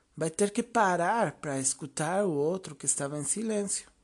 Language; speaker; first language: Portuguese; non-native, fluent; Spanish